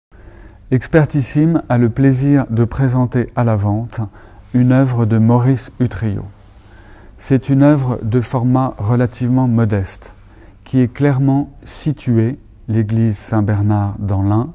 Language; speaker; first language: French; native; French